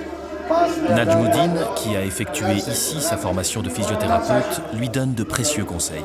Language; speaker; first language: French; native; French